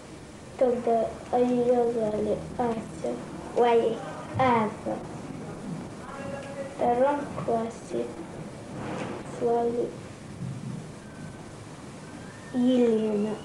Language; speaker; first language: Russian; non-native, local second language; Chechen